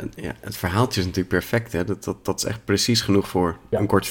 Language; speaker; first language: Dutch; native; Dutch